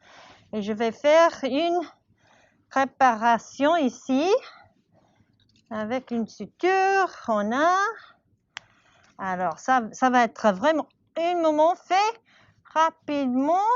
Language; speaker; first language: French; non-native, learner; English